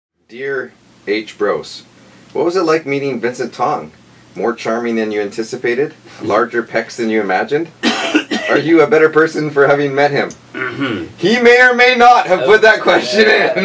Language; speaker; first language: English; native; English